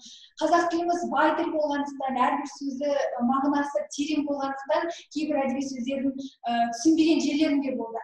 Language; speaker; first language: Kazakh; non-native, local second language; Russian